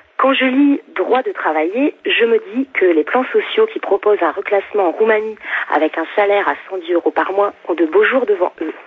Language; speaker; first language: French; native; French